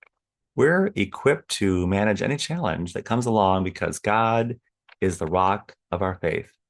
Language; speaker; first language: English; native; English